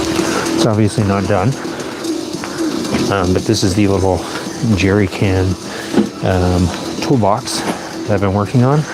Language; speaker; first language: English; native; English